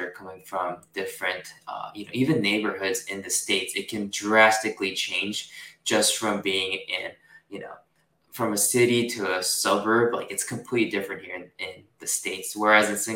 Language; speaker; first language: English; early bilingual, other home language; Japanese